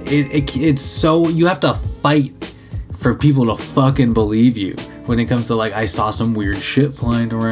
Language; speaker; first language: English; native; English